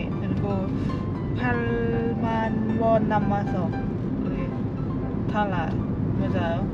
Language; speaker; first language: Korean; non-native, learner; Lao